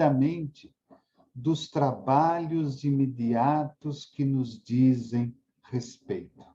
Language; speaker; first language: Portuguese; native; Portuguese